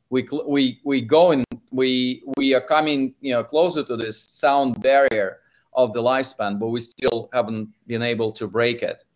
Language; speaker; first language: English; non-native, fluent; Russian